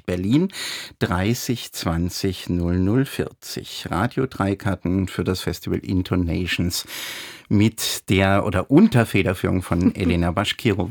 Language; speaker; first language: German; native; German